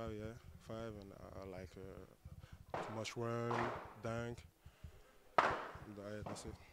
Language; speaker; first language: English; non-native, learner; French